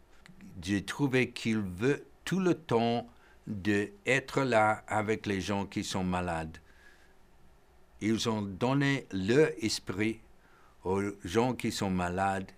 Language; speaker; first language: French; non-native, fluent; English